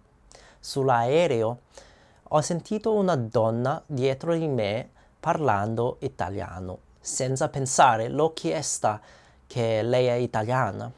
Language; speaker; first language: Italian; non-native, learner; English